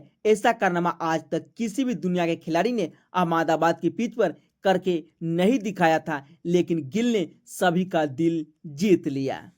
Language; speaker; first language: Hindi; native; Hindi